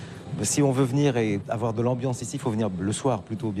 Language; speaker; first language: French; native; French